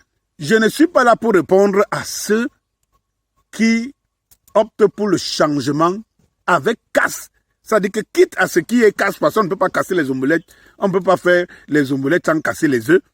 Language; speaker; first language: French; native; French